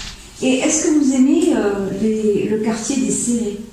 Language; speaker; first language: French; native; French